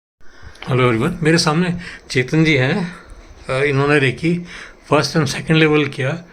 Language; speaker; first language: Hindi; native; Hindi